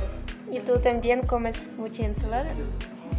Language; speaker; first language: Spanish; non-native, learner; Ukrainian